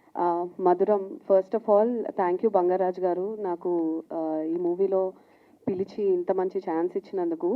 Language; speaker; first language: Telugu; non-native, learner; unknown